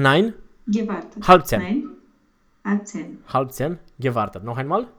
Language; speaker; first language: German; non-native, fluent; Romanian